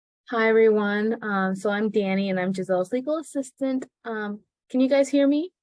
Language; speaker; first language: English; native; English